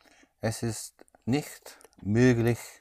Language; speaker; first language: German; non-native, learner; English